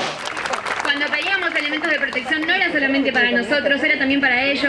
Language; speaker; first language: Spanish; native; Spanish